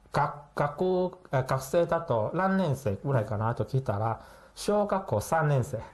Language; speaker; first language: Japanese; non-native, fluent; Chinese